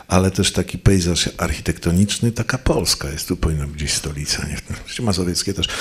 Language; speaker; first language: Polish; native; Polish